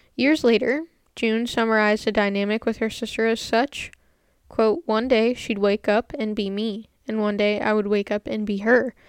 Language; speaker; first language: English; native; English